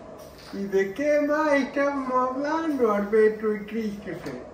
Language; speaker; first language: Spanish; early bilingual, heritage; Spanish